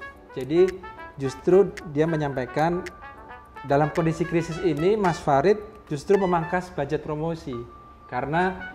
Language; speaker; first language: Indonesian; native; Indonesian